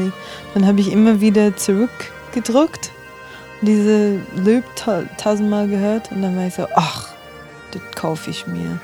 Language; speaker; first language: German; non-native, fluent; English